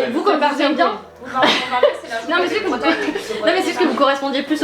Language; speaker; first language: French; native; French